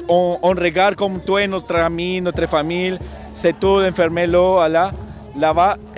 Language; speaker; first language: French; non-native, learner; Spanish